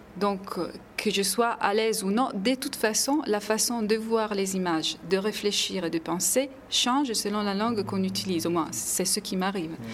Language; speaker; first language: French; non-native, fluent; Italian